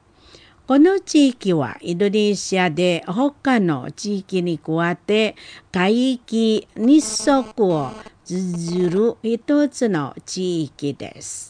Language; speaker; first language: Japanese; non-native, fluent; Indonesian